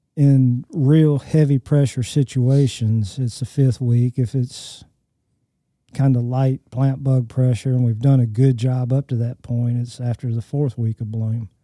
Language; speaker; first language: English; native; English